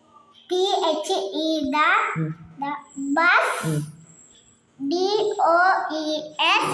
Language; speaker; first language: English; non-native, learner; Malayalam